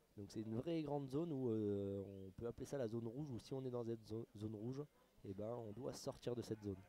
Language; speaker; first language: French; native; French